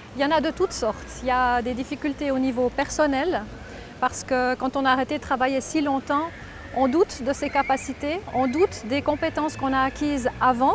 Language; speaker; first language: French; native; French